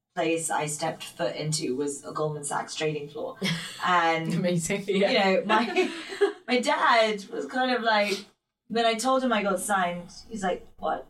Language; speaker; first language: English; native; English